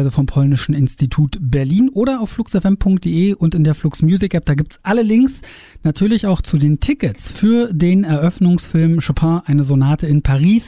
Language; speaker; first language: German; native; German